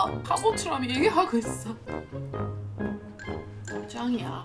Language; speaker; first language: Korean; non-native, learner; English